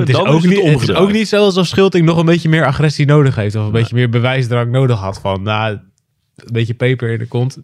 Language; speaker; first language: Dutch; native; Dutch